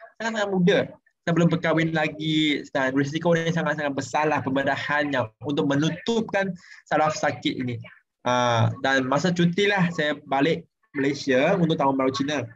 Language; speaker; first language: Malay; non-native, local second language; Chinese